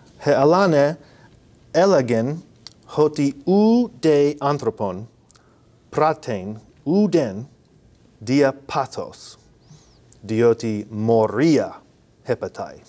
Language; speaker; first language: Greek; non-native, fluent; English